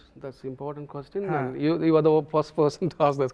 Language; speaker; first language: Telugu; non-native, learner; Tamil